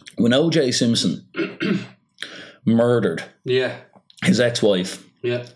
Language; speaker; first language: English; native; English